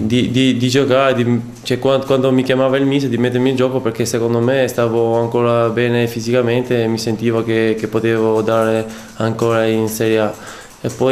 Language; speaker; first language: Italian; non-native, fluent; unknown